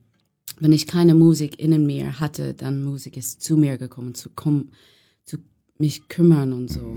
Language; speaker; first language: German; non-native, fluent; English